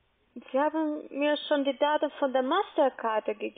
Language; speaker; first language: German; non-native, learner; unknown